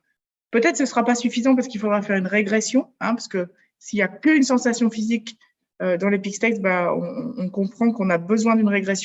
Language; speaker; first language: French; native; French